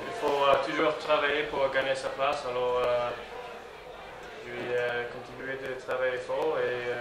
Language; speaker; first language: French; non-native, learner; English